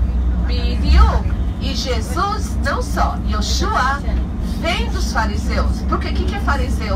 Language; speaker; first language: Portuguese; non-native, fluent; Hebrew